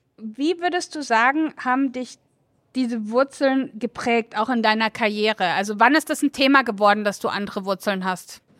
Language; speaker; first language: German; early bilingual, other home language; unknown